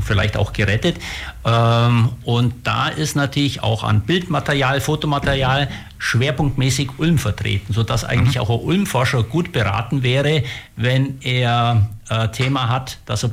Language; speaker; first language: German; native; German